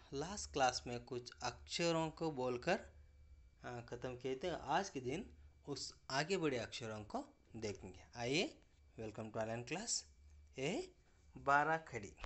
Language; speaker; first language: Hindi; non-native, local second language; Kannada